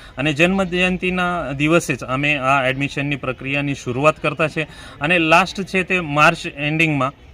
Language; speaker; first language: Gujarati; non-native, local second language; Marathi